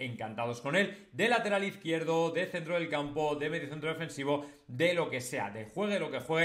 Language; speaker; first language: Spanish; native; Spanish